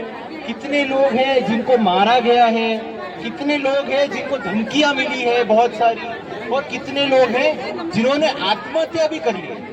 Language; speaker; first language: Hindi; native; Hindi